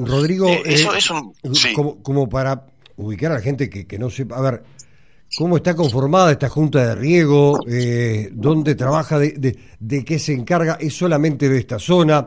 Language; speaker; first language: Spanish; native; Spanish